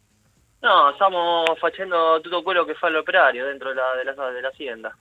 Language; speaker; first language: Italian; non-native, learner; Spanish